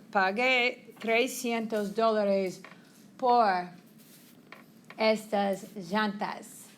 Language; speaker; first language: Spanish; non-native, fluent; English